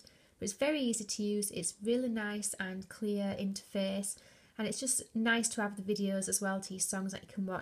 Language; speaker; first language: English; native; English